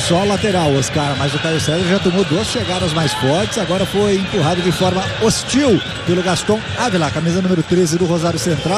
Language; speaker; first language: Portuguese; native; Portuguese